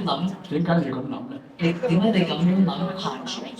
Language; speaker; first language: Cantonese; early bilingual, heritage; English